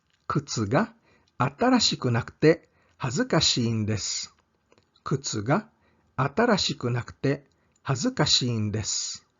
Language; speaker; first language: Japanese; non-native, fluent; English